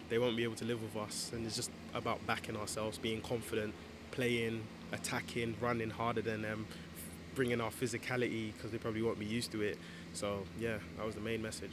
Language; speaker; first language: English; native; English